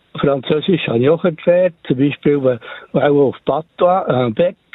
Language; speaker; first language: German; native; German